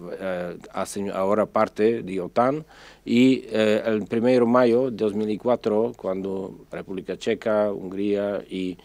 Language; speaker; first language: Spanish; non-native, fluent; Czech